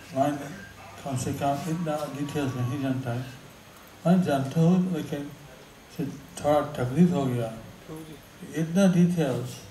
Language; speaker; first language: Hindi; non-native, learner; English